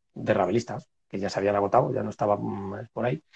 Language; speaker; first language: Spanish; native; Spanish